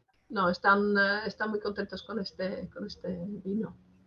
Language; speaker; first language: Spanish; non-native, fluent; English